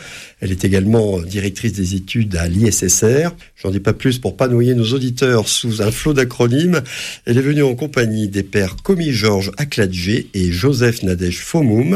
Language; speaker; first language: French; native; French